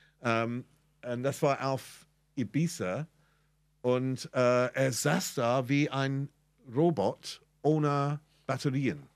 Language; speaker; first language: German; non-native, fluent; English